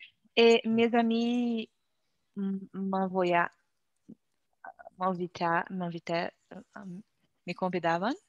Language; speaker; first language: French; non-native, learner; Portuguese